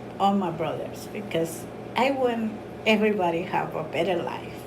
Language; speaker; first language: English; non-native, learner; Spanish